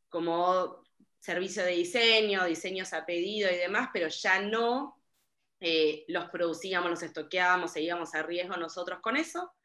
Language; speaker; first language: Spanish; native; Spanish